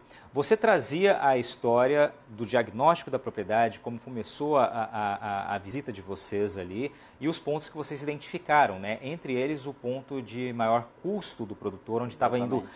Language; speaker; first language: Portuguese; native; Portuguese